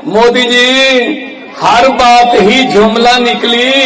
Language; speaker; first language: Hindi; non-native, local second language; Punjabi